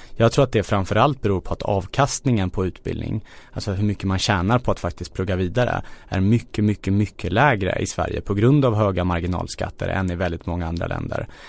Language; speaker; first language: Swedish; native; Swedish